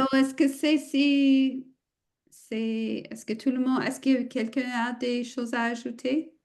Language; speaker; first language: French; non-native, fluent; English